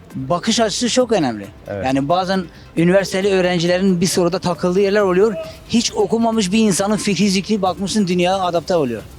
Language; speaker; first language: Turkish; native; Turkish